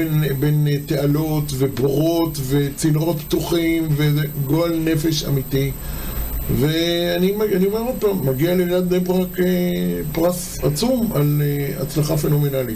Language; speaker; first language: Hebrew; native; Hebrew